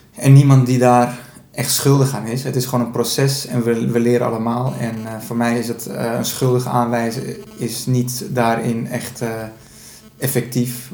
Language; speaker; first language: Dutch; early bilingual, other home language; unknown